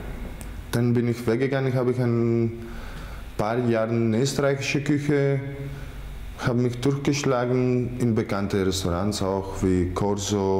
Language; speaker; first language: German; non-native, fluent; Greek